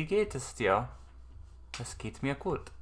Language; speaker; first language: German; non-native, learner; English